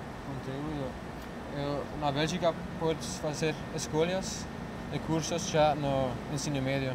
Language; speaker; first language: Portuguese; non-native, learner; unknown